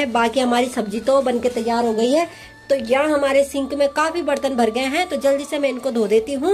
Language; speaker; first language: Hindi; native; Hindi